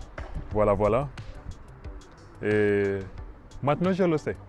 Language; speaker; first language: French; non-native, fluent; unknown